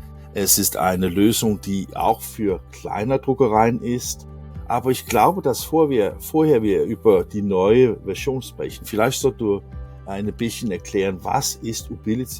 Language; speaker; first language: German; non-native, learner; Danish